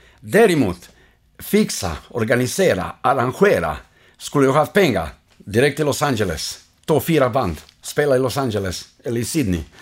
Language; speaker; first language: Swedish; non-native, fluent; Croatian